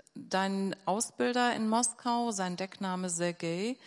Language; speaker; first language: German; native; German